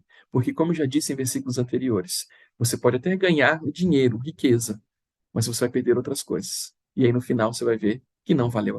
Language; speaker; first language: Portuguese; native; Portuguese